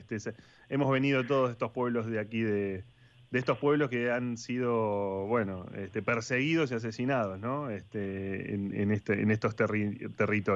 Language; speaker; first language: Spanish; native; Spanish